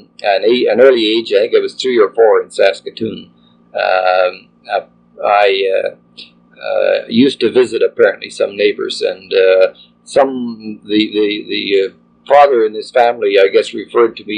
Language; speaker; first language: English; native; English